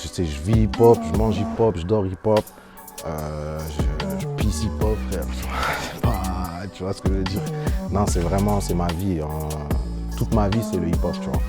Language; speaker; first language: French; native; French